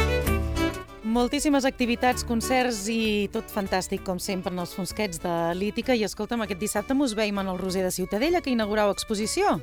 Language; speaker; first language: Catalan; native; Catalan